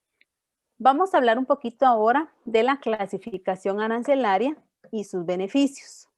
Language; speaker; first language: Spanish; native; Spanish